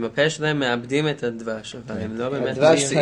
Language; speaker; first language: Hebrew; non-native, learner; English